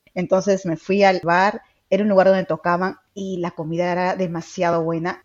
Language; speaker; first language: Spanish; native; Spanish